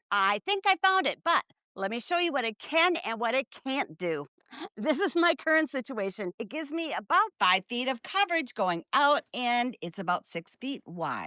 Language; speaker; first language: English; native; English